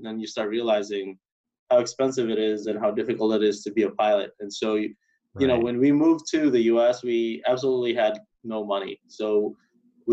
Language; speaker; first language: English; early bilingual, other home language; Cebuano